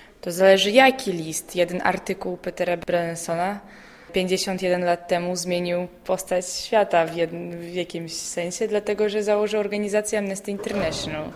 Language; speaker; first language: Polish; non-native, fluent; Belarusian